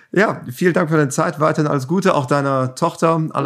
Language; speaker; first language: German; native; German